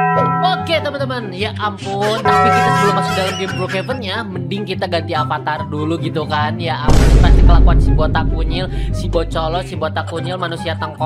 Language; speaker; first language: Indonesian; native; Indonesian